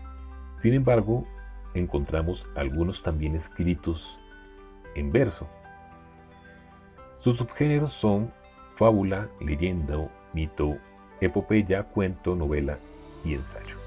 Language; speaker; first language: Spanish; native; Spanish